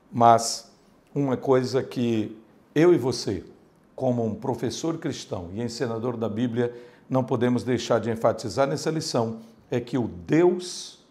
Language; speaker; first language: Portuguese; native; Portuguese